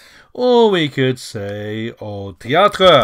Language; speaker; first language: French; non-native, fluent; English